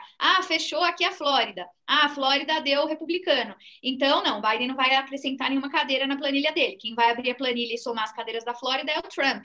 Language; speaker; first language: Portuguese; native; Portuguese